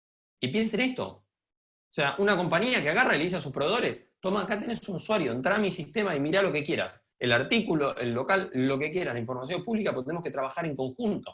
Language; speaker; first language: Spanish; native; Spanish